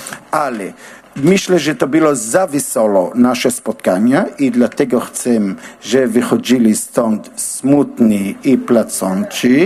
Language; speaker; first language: Polish; non-native, learner; Hebrew